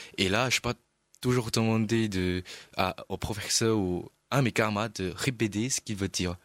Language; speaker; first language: French; non-native, learner; Chinese